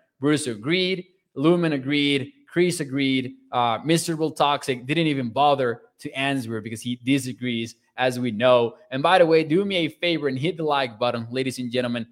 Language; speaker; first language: English; non-native, fluent; Spanish